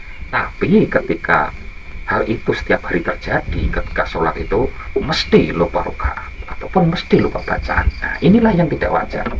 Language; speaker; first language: Indonesian; non-native, local second language; Javanese